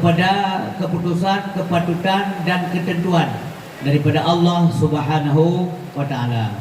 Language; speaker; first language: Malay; non-native, local second language; Achinese